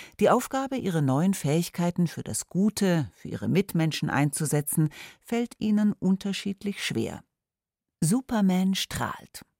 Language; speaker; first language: German; native; German